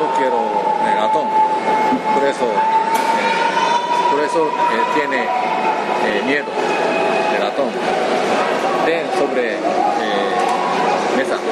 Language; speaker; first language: Spanish; non-native, learner; Japanese